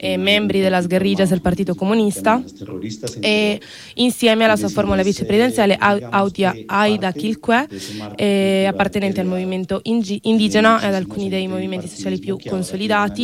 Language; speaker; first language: Italian; non-native, fluent; Spanish